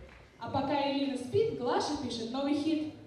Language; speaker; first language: Russian; native; Russian